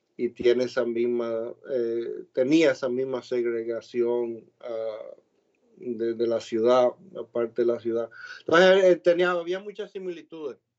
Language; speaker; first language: Spanish; native; Spanish